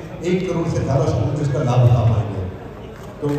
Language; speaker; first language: Hindi; native; Hindi